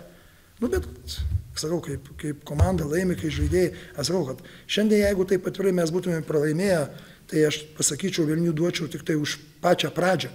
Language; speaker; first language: Lithuanian; native; Lithuanian